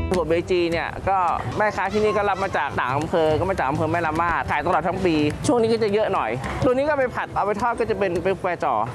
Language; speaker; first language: Thai; early bilingual, other home language; Chinese